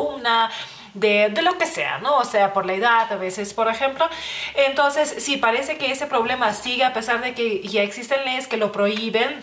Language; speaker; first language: Spanish; non-native, fluent; Lithuanian